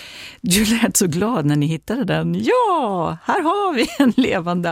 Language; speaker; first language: Swedish; native; Swedish